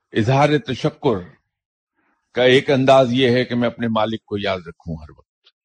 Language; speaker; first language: Urdu; non-native, local second language; Punjabi